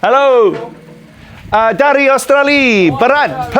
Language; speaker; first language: Indonesian; non-native, learner; English